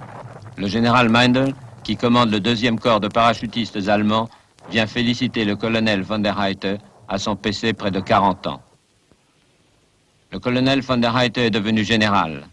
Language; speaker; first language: French; native; French